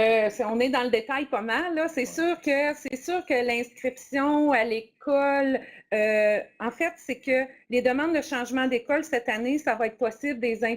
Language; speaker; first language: French; native; French